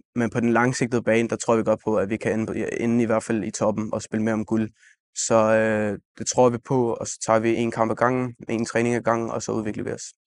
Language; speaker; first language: Danish; native; Danish